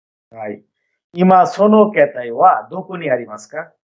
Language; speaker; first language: Japanese; non-native, fluent; Bangla